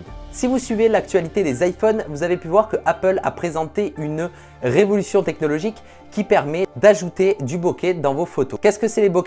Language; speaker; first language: French; native; French